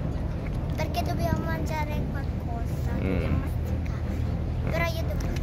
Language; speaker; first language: Italian; early bilingual, other home language; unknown